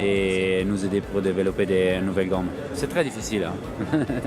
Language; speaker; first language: French; non-native, fluent; Italian